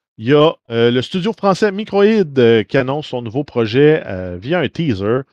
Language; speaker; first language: French; native; French